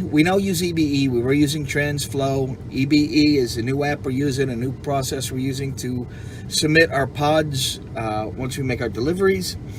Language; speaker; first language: English; native; English